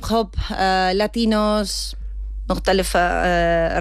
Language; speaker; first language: Arabic; non-native, learner; Spanish